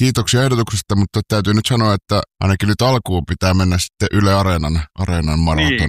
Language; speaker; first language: Finnish; native; Finnish